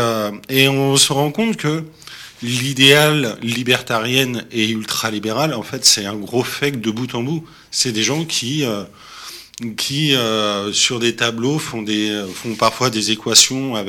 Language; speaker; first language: French; native; French